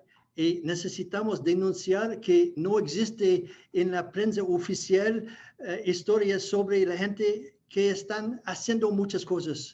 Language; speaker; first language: Spanish; non-native, fluent; English